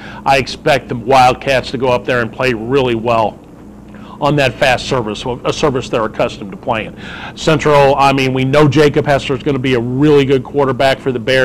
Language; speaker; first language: English; native; English